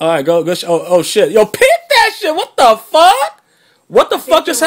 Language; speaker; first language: English; native; English